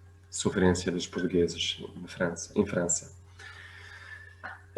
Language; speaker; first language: Portuguese; non-native, fluent; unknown